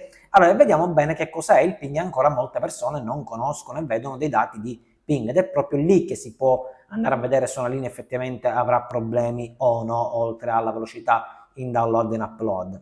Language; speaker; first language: Italian; native; Italian